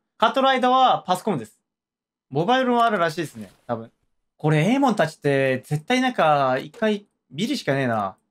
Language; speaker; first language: Japanese; non-native, fluent; Korean